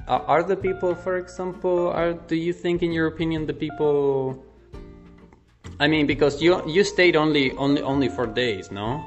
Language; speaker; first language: English; non-native, fluent; Spanish